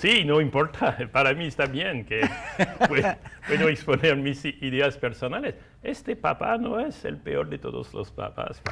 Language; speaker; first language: Spanish; non-native, fluent; French